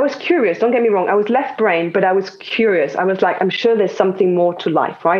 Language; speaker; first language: English; non-native, fluent; French